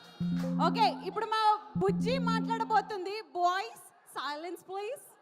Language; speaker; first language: Telugu; native; Telugu